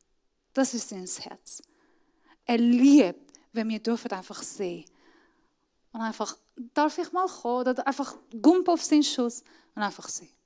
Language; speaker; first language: German; non-native, fluent; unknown